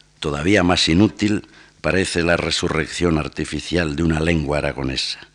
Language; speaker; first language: Spanish; native; Spanish